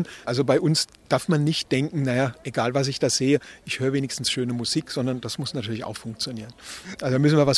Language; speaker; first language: German; native; German